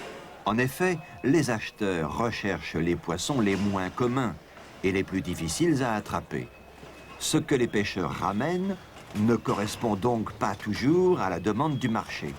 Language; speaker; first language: French; native; French